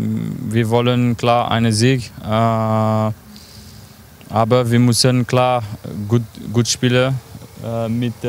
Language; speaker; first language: German; non-native, learner; French